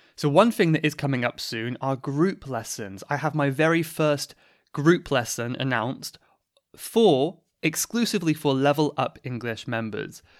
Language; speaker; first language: English; native; English